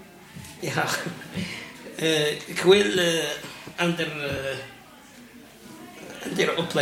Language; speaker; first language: Dutch; non-native, learner; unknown